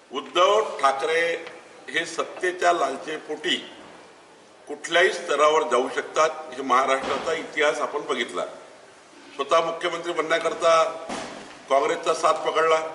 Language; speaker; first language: Marathi; native; Marathi